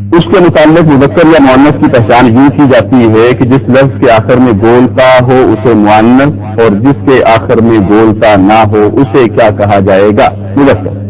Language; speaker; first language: Urdu; non-native, local second language; Punjabi